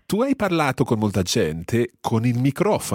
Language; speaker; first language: Italian; non-native, fluent; English